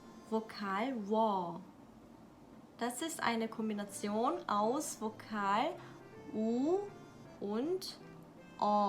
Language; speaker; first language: German; non-native, learner; Korean